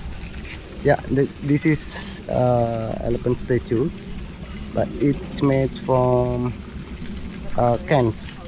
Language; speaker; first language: English; non-native, learner; Indonesian